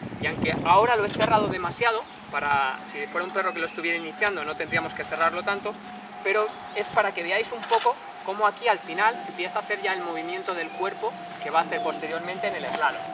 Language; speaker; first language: Spanish; native; Spanish